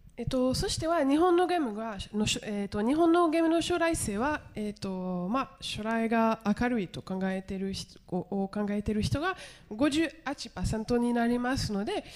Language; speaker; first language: Japanese; non-native, fluent; French